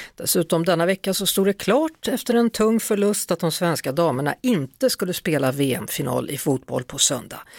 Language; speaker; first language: Swedish; native; Swedish